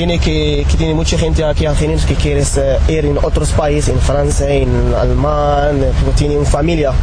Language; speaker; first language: Spanish; non-native, learner; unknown